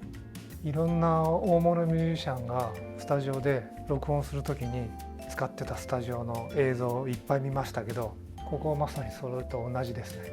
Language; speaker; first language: Japanese; native; Japanese